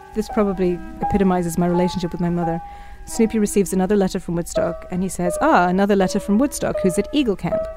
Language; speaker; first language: English; early bilingual, other home language; Spanish